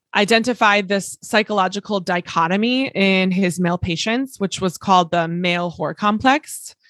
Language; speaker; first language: English; native; English